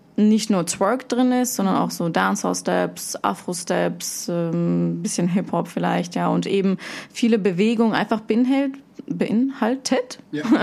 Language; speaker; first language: German; early bilingual, other home language; Russian